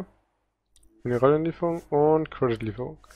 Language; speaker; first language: German; native; German